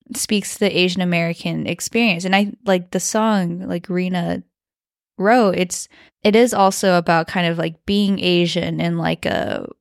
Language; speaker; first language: English; early bilingual, other home language; Chinese